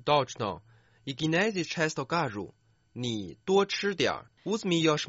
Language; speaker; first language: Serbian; non-native, fluent; Chinese